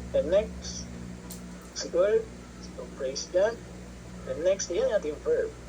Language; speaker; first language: Filipino; non-native, local second language; Pampanga